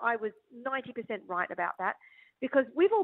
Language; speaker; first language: English; native; English